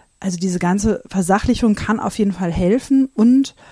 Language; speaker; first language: German; native; German